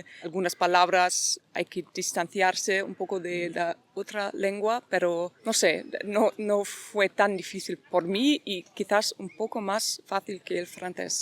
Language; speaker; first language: Spanish; non-native, fluent; French